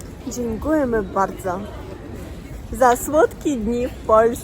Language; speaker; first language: Polish; non-native, learner; Russian